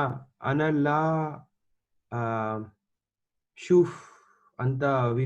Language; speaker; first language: Arabic; non-native, learner; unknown